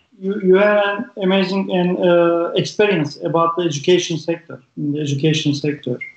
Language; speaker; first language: English; non-native, learner; Turkish